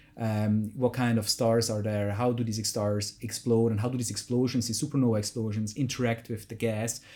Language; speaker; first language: English; non-native, fluent; German